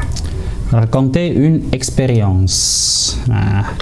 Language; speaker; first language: French; non-native, fluent; Indonesian